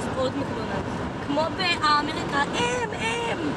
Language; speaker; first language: Hebrew; early bilingual, other home language; English